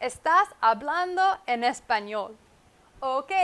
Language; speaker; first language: Spanish; non-native, fluent; English